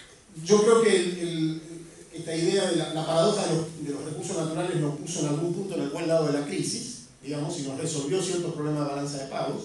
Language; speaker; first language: Spanish; native; Spanish